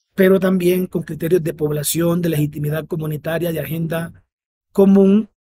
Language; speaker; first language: Spanish; native; Spanish